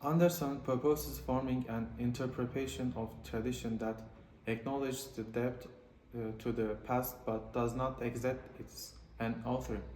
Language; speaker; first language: English; non-native, learner; Turkish